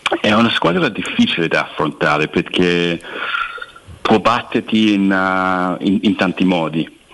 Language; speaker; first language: Italian; non-native, fluent; English